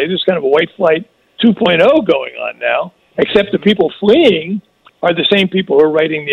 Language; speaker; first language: English; native; English